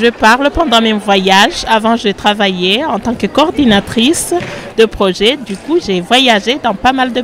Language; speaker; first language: French; non-native, local second language; Comorian